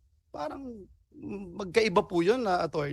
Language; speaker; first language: Filipino; native; Filipino